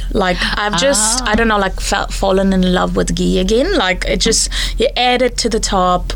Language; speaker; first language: English; native; English